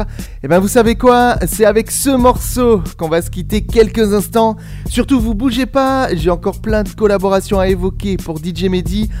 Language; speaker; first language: French; native; French